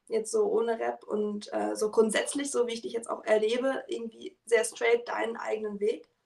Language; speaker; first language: German; native; German